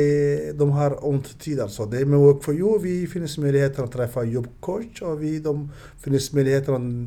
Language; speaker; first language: Swedish; non-native, learner; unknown